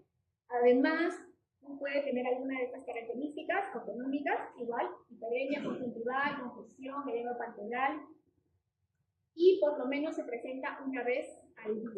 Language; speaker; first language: Spanish; native; Spanish